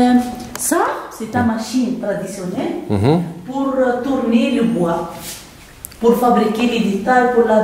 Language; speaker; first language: French; non-native, local second language; Arabic